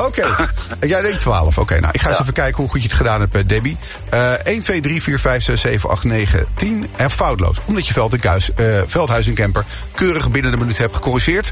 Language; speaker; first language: Dutch; native; Dutch